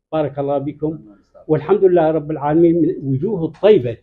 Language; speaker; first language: Arabic; native; Arabic